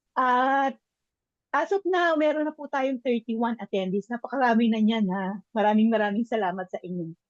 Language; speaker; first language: Filipino; native; Filipino